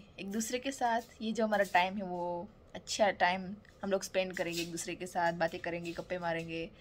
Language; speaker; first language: Hindi; non-native, local second language; Gujarati